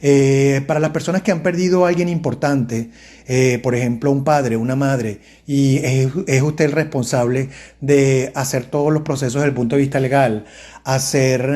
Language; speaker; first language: Spanish; native; Spanish